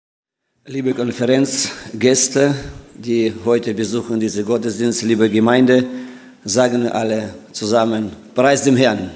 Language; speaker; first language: German; non-native, fluent; Russian